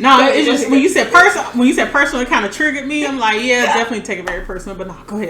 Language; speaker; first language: English; native; English